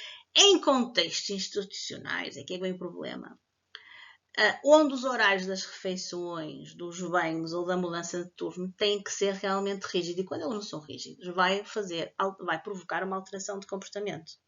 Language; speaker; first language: Portuguese; native; Portuguese